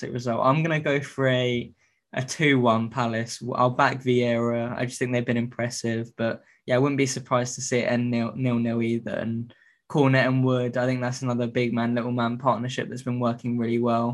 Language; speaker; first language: English; native; English